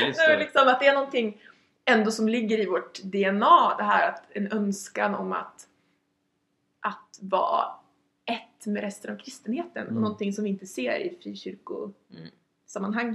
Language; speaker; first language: Swedish; native; Swedish